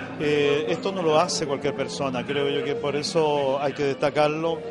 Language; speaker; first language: Spanish; native; Spanish